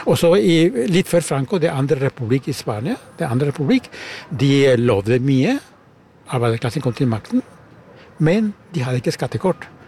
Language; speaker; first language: Norwegian; non-native, fluent; German